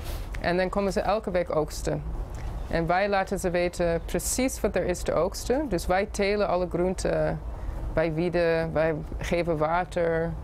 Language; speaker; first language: Dutch; non-native, fluent; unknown